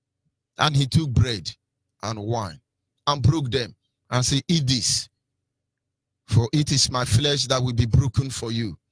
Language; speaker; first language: English; non-native, local second language; Igbo